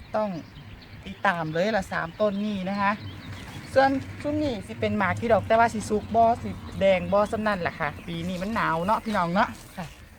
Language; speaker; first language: Thai; native; Thai